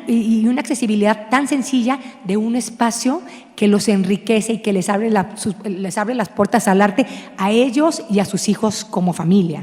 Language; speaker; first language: Spanish; native; Spanish